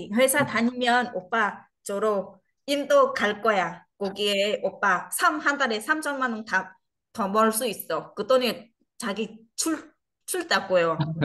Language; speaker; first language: Korean; non-native, learner; Vietnamese